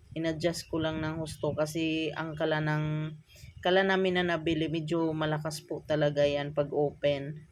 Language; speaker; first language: Filipino; native; Filipino